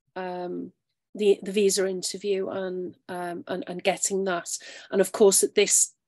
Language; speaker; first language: English; native; English